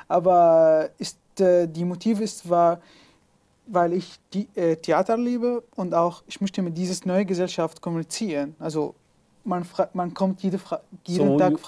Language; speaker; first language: German; non-native, learner; Arabic